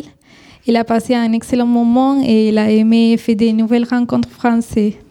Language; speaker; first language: French; non-native, fluent; Spanish